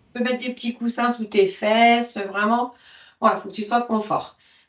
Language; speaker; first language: French; native; French